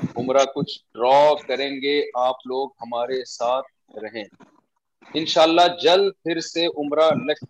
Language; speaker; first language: Urdu; native; Urdu